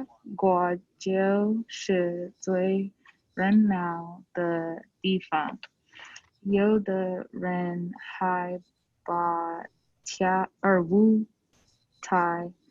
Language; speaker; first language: Chinese; non-native, learner; English